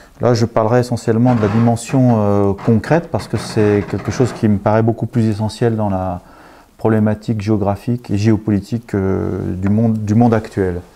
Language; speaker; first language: French; native; French